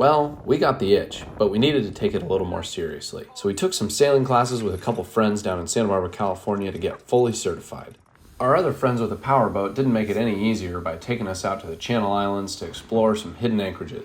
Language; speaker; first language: English; native; English